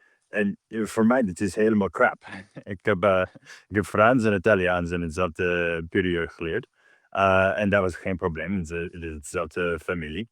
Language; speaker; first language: Dutch; non-native, learner; English